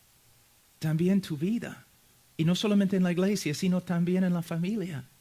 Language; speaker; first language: Spanish; non-native, fluent; English